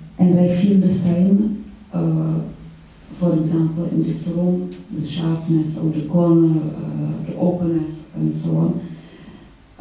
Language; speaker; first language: English; non-native, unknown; Czech